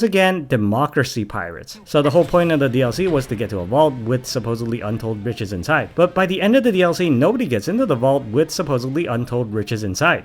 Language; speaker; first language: English; native; English